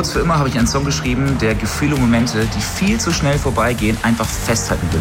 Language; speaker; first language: German; native; German